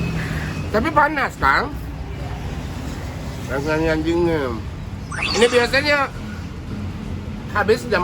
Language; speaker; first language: Indonesian; non-native, fluent; Japanese